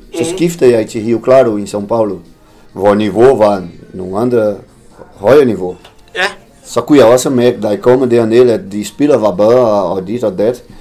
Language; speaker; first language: Danish; non-native, fluent; Portuguese